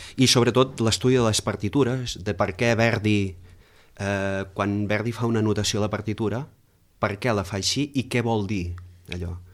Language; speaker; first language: Catalan; native; Catalan